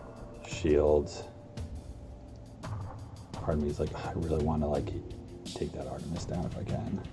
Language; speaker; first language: English; native; English